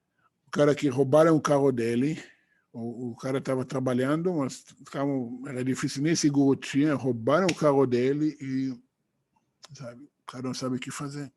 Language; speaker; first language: Portuguese; non-native, fluent; Hebrew